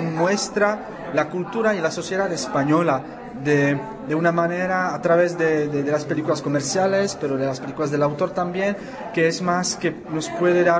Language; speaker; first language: Spanish; non-native, fluent; Czech